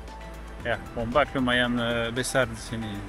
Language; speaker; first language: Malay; non-native, learner; French